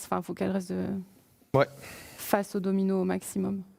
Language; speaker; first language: French; native; French